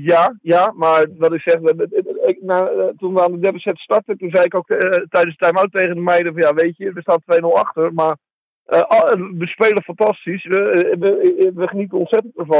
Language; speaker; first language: Dutch; native; Dutch